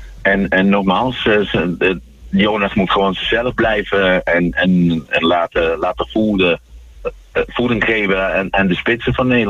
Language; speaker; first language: Dutch; non-native, fluent; Spanish